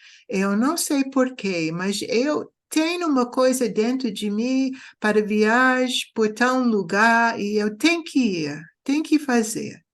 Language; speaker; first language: Portuguese; non-native, fluent; English